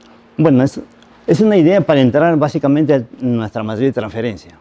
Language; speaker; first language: Spanish; native; Spanish